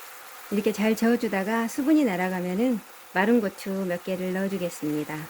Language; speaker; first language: Korean; native; Korean